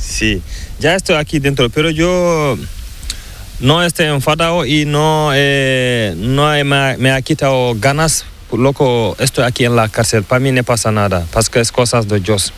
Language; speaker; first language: Spanish; non-native, learner; Fula